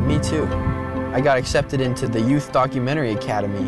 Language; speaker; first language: English; native; English